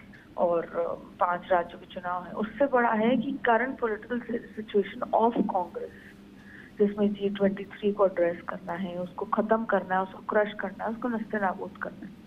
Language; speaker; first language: Hindi; native; Hindi